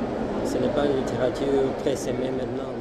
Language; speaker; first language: French; non-native, fluent; Spanish